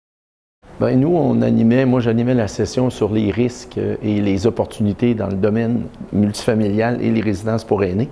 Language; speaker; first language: French; native; French